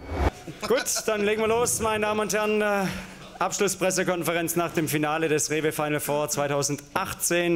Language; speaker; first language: German; native; German